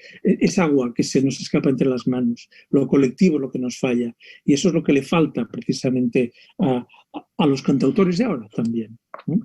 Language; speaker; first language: Spanish; native; Spanish